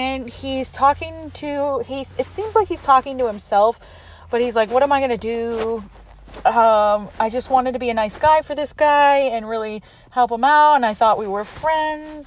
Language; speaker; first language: English; native; English